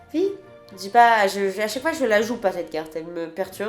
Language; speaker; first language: French; native; French